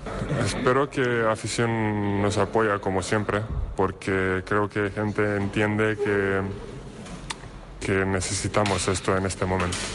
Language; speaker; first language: Spanish; non-native, fluent; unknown